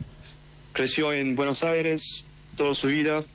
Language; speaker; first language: Spanish; early bilingual, heritage; English